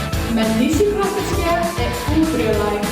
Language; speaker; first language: Danish; non-native, learner; Icelandic